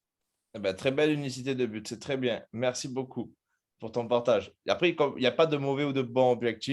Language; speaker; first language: French; native; French